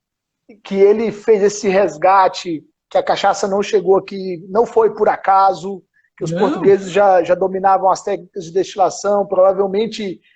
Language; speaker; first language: Portuguese; native; Portuguese